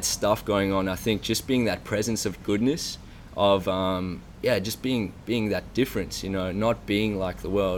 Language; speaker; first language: English; native; English